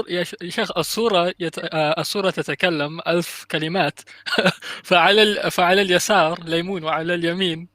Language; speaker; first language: Arabic; non-native, learner; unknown